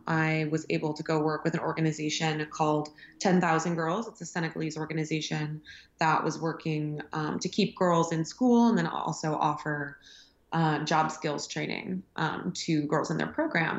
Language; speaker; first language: English; native; English